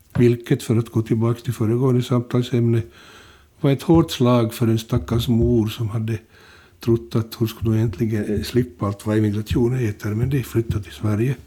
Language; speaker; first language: Swedish; native; Swedish